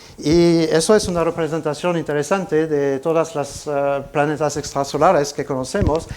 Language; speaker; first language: Spanish; non-native, fluent; French